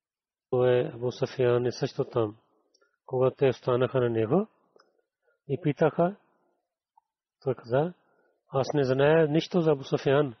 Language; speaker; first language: Bulgarian; non-native, learner; Urdu